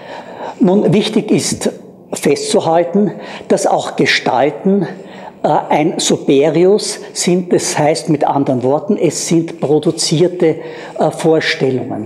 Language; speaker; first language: German; native; German